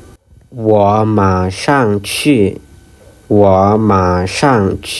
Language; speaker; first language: Chinese; non-native, fluent; Lao